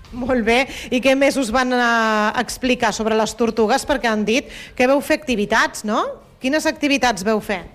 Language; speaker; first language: Catalan; native; Catalan